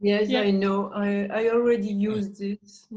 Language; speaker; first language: English; non-native, learner; French